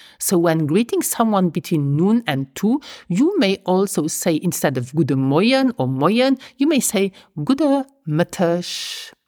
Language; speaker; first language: English; non-native, fluent; Luxembourgish